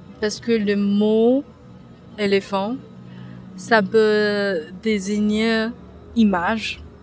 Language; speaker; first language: French; non-native, fluent; Chinese